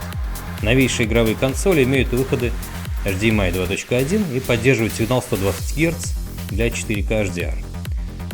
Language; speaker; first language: Russian; native; Russian